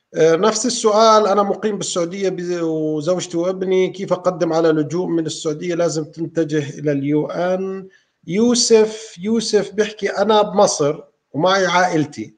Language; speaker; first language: Arabic; native; Arabic